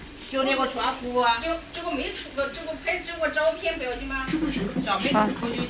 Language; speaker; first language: Chinese; native; Chinese